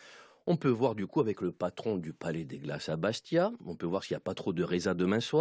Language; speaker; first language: French; native; French